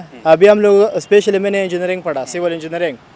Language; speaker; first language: Hindi; non-native, fluent; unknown